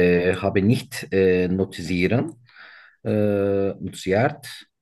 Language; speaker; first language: German; non-native, learner; Turkish